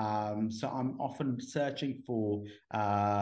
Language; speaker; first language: English; non-native, local second language; Urdu